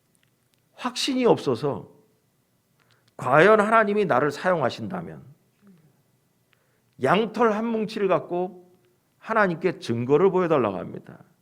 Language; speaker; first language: Korean; native; Korean